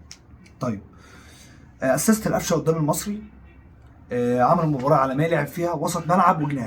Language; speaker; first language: Arabic; native; Arabic